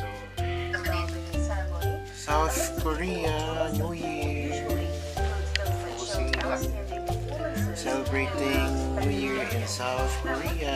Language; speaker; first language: English; non-native, local second language; Filipino